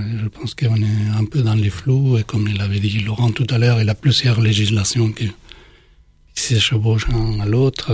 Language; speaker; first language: French; non-native, fluent; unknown